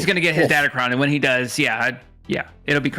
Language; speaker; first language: English; native; English